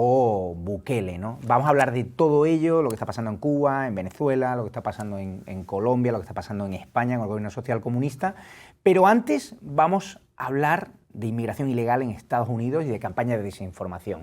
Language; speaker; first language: Spanish; native; Spanish